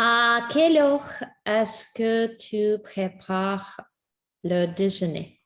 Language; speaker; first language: French; non-native, learner; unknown